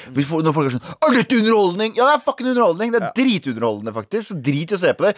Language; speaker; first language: Norwegian; early bilingual, other home language; Kurdish